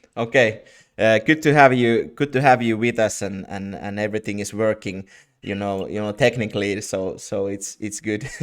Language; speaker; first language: English; non-native, fluent; Finnish